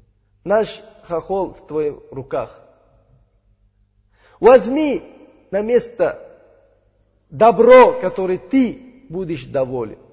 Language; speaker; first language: Russian; non-native, learner; Uzbek